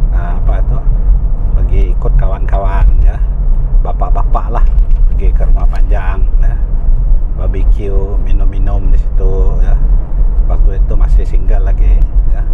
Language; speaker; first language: Malay; non-native, local second language; Iban